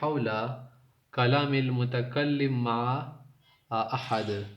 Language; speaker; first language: Arabic; non-native, fluent; Urdu